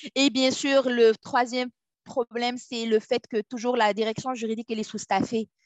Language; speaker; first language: French; non-native, local second language; Arabic